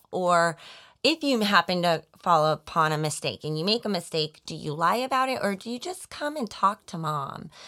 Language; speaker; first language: English; native; English